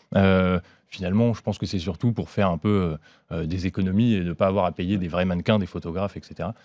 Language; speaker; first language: French; native; French